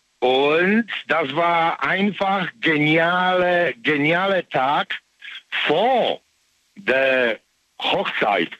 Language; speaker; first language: German; non-native, learner; Polish